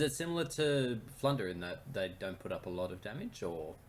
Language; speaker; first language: English; native; English